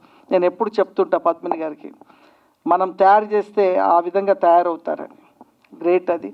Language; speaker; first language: Telugu; native; Telugu